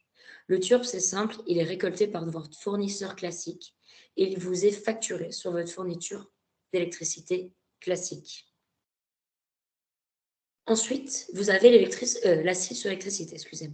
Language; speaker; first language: French; native; French